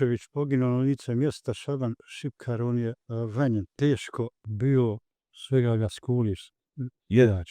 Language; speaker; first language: Bosnian; native; Bosnian